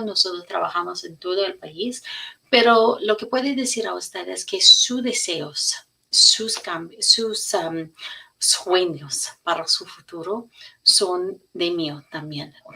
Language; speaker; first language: Spanish; non-native, learner; English